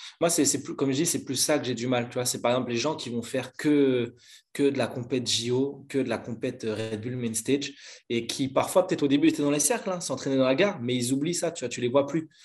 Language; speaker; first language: French; native; French